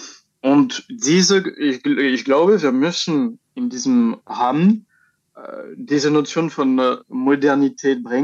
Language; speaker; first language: German; non-native, fluent; French